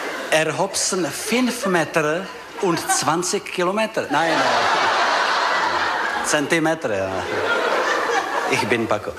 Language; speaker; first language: German; non-native, learner; Czech